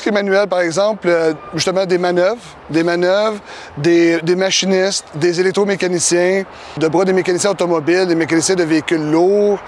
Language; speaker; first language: French; native; French